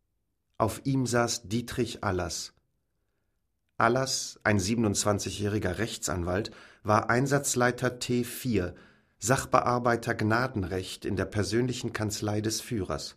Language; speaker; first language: German; native; German